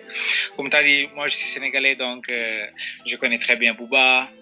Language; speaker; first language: French; non-native, fluent; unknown